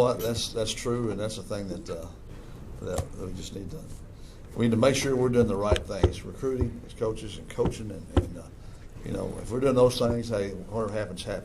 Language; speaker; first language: English; native; English